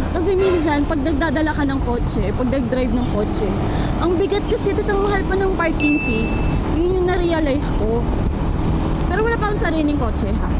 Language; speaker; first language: Filipino; non-native, local second language; Cebuano